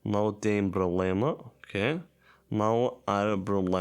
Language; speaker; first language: Portuguese; non-native, learner; German